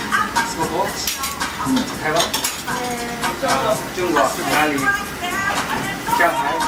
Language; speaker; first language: Chinese; non-native, learner; Japanese